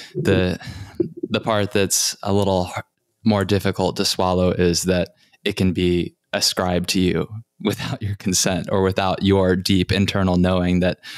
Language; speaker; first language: English; native; English